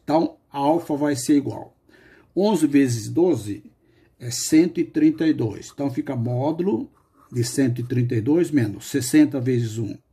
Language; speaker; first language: Portuguese; native; Portuguese